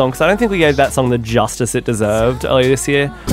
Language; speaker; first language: English; native; English